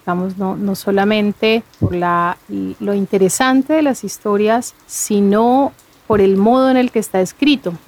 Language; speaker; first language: Spanish; native; Spanish